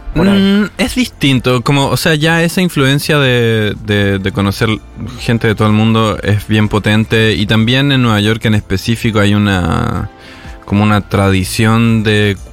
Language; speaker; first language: Spanish; native; Spanish